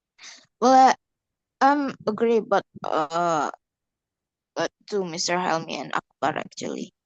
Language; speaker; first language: English; non-native, learner; Indonesian